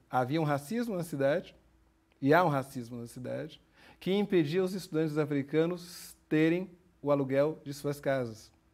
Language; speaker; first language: Portuguese; native; Portuguese